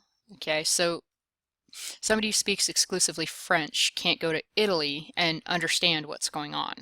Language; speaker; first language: English; native; English